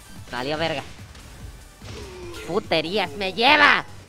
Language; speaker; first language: Spanish; native; Spanish